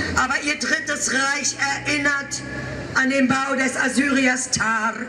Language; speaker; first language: German; native; German